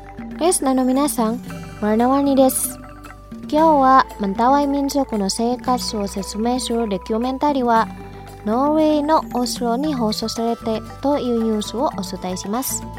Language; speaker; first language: Japanese; non-native, fluent; Indonesian